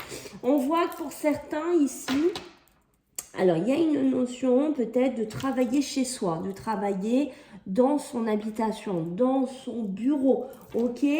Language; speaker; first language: French; native; French